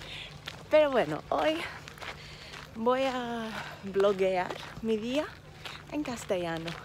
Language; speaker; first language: Spanish; non-native, fluent; Turkish